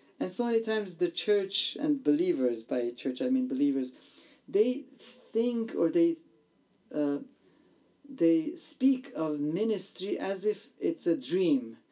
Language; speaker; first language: English; non-native, fluent; Armenian